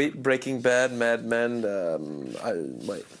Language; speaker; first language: French; non-native, learner; English